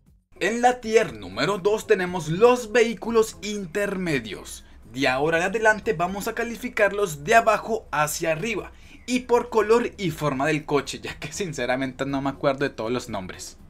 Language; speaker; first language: Spanish; native; Spanish